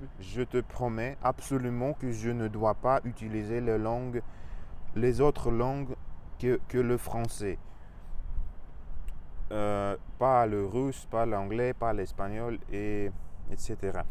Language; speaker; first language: French; non-native, fluent; Russian